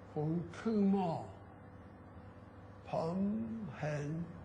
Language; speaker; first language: Thai; non-native, learner; Chinese